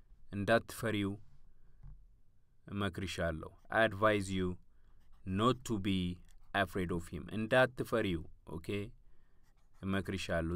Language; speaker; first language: English; non-native, local second language; Amharic